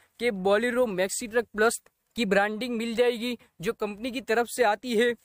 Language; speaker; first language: Hindi; non-native, local second language; Gujarati